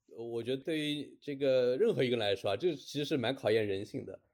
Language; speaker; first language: Chinese; native; Chinese